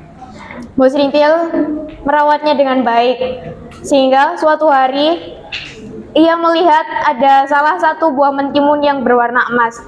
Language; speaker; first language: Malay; non-native, local second language; Javanese